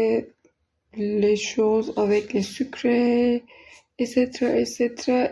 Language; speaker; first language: French; non-native, learner; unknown